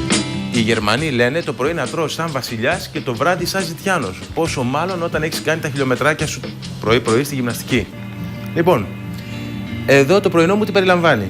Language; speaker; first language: Greek; native; Greek